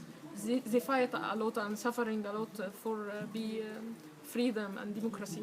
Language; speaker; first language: English; non-native, learner; Arabic